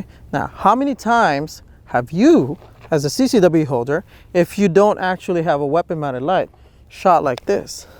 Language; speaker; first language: English; native; English